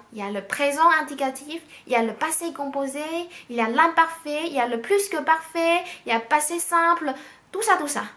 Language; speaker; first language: French; non-native, fluent; Chinese